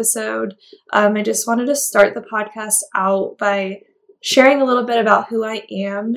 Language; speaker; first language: English; native; English